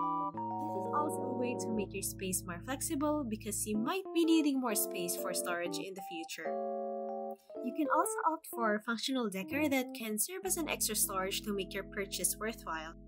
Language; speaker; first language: English; non-native, local second language; Filipino